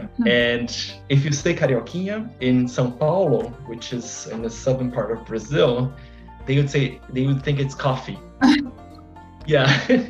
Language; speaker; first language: English; non-native, fluent; Portuguese